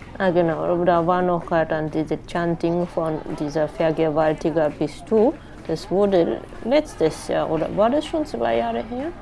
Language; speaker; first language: German; non-native, fluent; Japanese